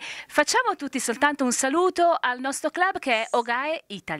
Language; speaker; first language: Italian; native; Italian